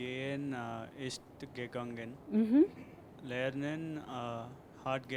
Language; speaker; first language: German; non-native, learner; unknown